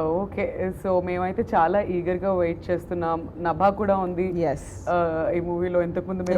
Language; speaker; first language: Telugu; native; Telugu